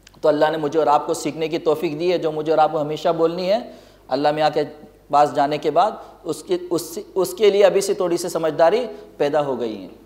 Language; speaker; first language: Urdu; native; Urdu